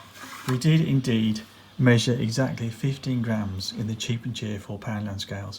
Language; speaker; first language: English; native; English